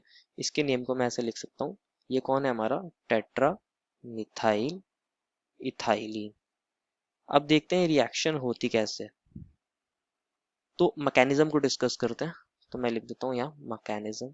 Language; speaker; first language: Hindi; native; Hindi